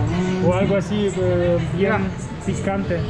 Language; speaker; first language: Spanish; non-native, learner; German